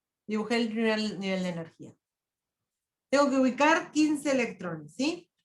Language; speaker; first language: Spanish; native; Spanish